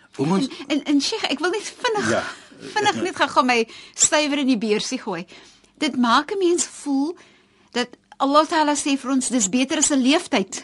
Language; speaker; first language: Afrikaans; native; Afrikaans